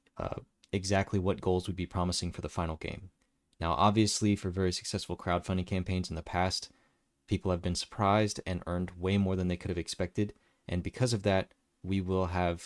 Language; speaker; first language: English; native; English